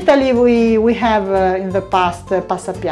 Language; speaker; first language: English; non-native, learner; Italian